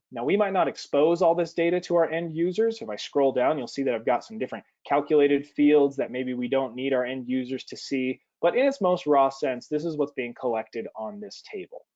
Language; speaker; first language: English; native; English